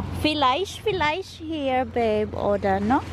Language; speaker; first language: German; non-native, learner; Cebuano